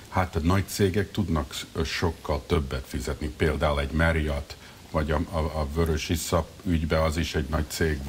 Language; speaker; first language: Hungarian; early bilingual, heritage; Hungarian